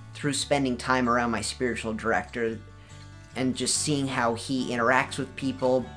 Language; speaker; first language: English; native; English